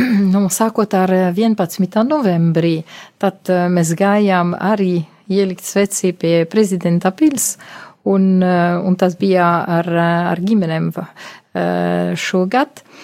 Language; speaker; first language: Latvian; non-native, fluent; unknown